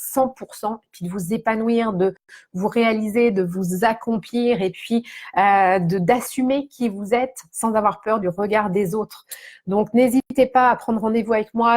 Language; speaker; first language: French; native; French